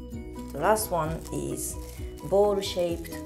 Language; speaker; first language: English; non-native, learner; Japanese